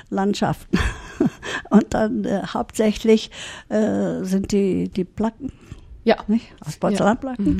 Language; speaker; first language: German; early bilingual, heritage; German